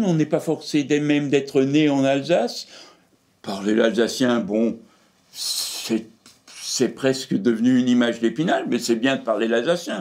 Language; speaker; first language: French; native; French